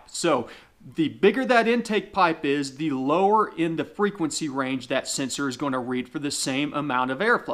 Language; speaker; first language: English; native; English